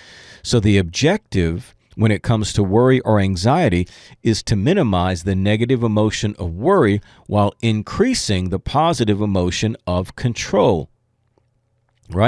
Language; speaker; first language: English; native; English